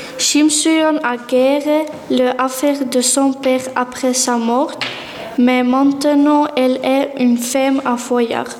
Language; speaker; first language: French; non-native, learner; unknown